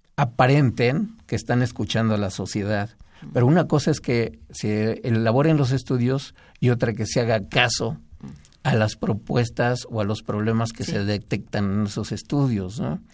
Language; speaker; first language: Spanish; native; Spanish